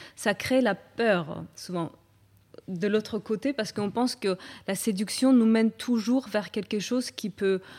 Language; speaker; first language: French; non-native, fluent; Georgian